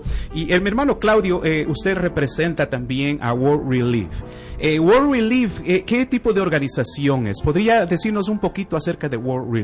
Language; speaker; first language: Spanish; native; Spanish